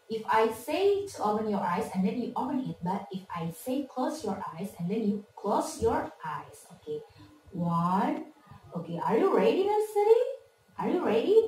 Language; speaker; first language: English; non-native, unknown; Indonesian